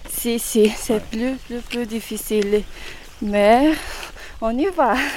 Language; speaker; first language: French; non-native, learner; Portuguese